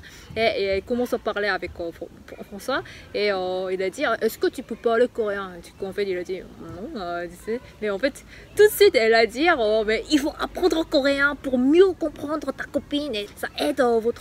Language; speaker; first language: French; non-native, fluent; Korean